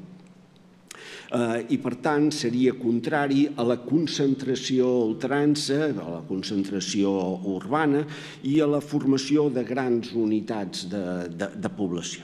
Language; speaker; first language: Catalan; native; Catalan